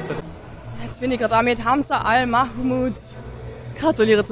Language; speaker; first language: German; native; German